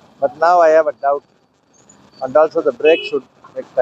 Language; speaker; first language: English; non-native, local second language; Tamil